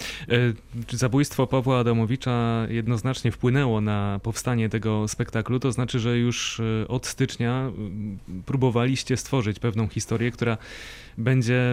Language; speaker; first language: Polish; native; Polish